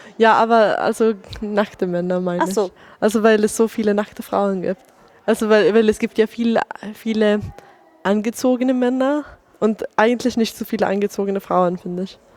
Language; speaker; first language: German; non-native, fluent; Swedish